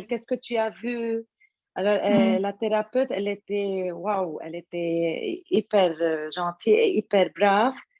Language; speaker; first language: French; non-native, local second language; Arabic